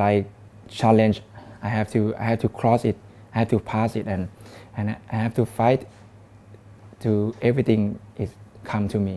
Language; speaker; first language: English; non-native, learner; Thai